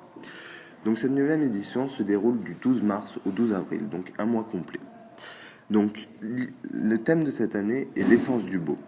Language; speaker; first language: French; native; French